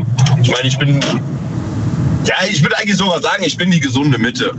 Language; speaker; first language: German; native; German